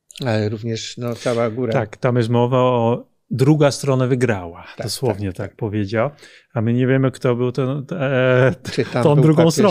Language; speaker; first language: Polish; non-native, fluent; Dutch